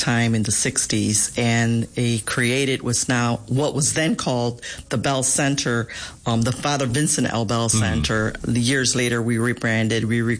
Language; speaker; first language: English; native; English